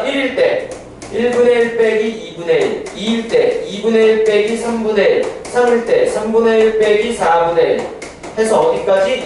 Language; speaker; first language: Korean; native; Korean